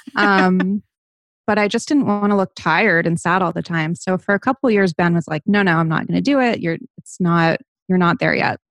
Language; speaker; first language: English; native; English